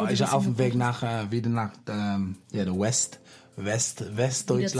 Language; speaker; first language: German; non-native, fluent; English